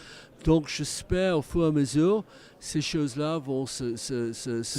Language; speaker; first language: French; non-native, fluent; English